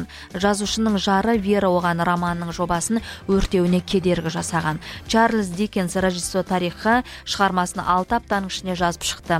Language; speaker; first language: Kazakh; native; Kazakh